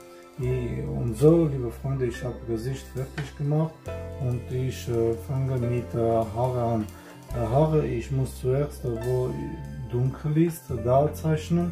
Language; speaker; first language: German; non-native, learner; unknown